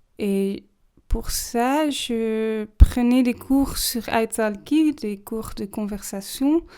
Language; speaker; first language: French; non-native, fluent; English